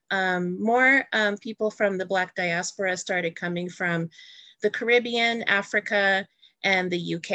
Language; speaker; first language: English; native; English